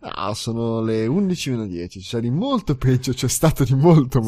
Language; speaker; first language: Italian; native; Italian